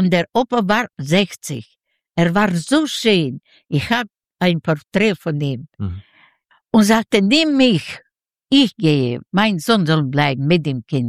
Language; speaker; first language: German; non-native, fluent; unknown